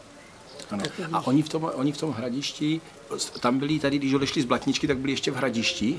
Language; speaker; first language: Czech; native; Czech